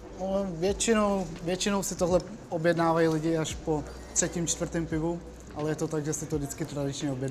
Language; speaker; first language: Czech; native; Czech